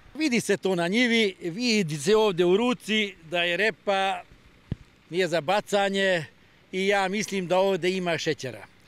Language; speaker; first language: Serbian; non-native, local second language; Hungarian